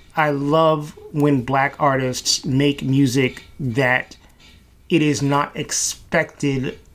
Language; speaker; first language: English; native; English